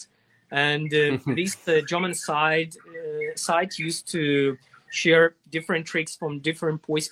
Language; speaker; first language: English; non-native, learner; Russian